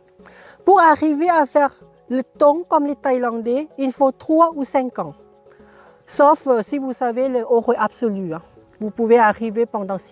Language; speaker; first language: French; non-native, fluent; Thai